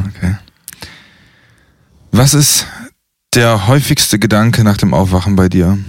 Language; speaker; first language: German; native; German